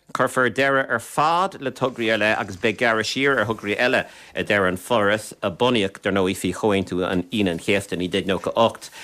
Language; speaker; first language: Irish; native; Irish